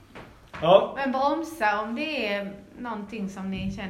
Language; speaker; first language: Swedish; native; Swedish